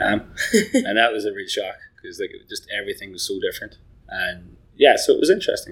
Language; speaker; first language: English; native; English